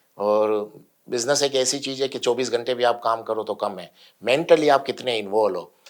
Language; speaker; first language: Urdu; native; Urdu